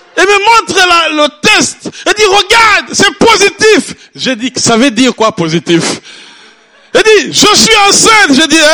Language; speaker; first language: French; non-native, local second language; Rundi